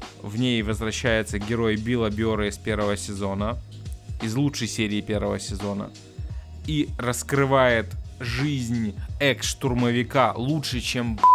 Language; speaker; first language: Russian; native; Russian